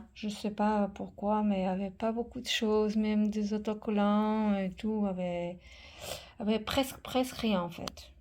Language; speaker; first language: French; non-native, fluent; Portuguese